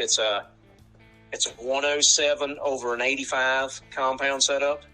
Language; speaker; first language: English; native; English